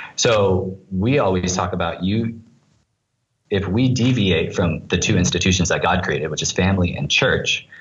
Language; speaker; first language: English; native; English